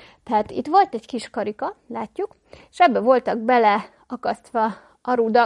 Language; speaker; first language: Hungarian; native; Hungarian